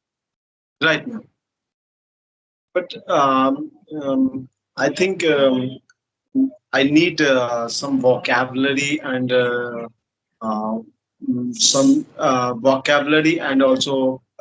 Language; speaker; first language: English; non-native, learner; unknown